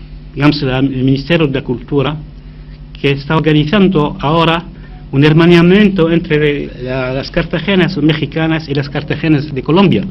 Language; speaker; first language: Spanish; non-native, fluent; Arabic